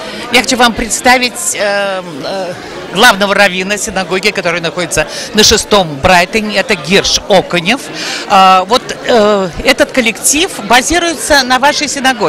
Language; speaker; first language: Russian; native; Russian